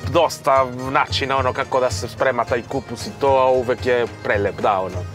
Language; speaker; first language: Croatian; non-native, fluent; Spanish